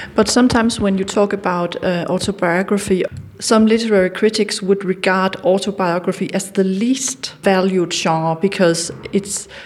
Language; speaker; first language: English; non-native, fluent; Danish